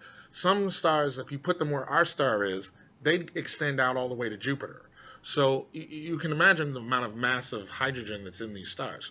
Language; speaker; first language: English; native; English